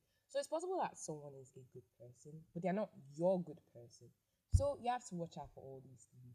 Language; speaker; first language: English; non-native, local second language; Igbo